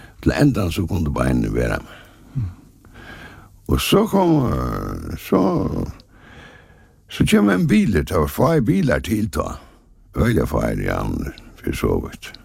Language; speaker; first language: Danish; non-native, local second language; Faroese